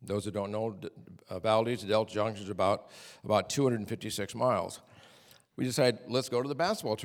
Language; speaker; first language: English; native; English